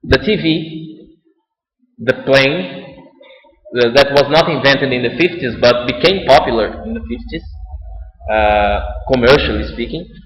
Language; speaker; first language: English; non-native, fluent; Portuguese